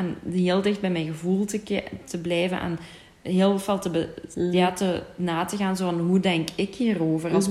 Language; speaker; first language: Dutch; native; Dutch